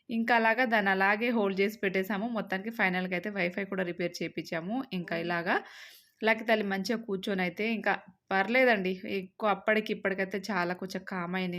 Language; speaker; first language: Telugu; native; Telugu